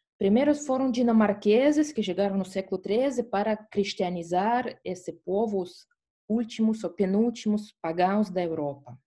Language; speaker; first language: Portuguese; non-native, fluent; Estonian